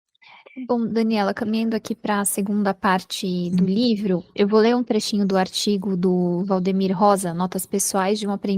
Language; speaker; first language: Portuguese; native; Portuguese